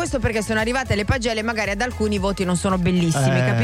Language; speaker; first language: Italian; native; Italian